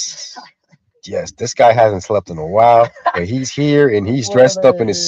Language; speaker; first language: English; native; English